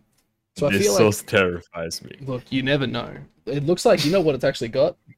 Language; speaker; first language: English; native; English